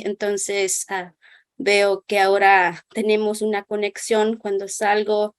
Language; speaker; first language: Spanish; non-native, local second language; Kʼicheʼ